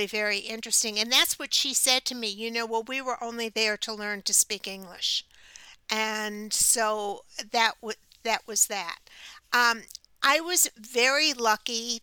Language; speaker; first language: English; native; English